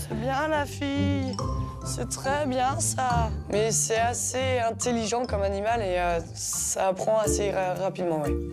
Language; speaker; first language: French; native; French